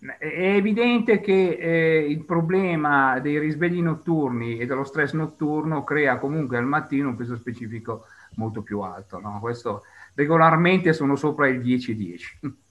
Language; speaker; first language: Italian; native; Italian